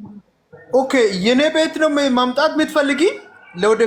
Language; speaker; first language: Amharic; non-native, local second language; Hadiyya